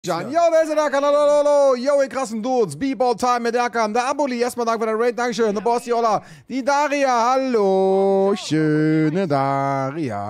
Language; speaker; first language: German; native; German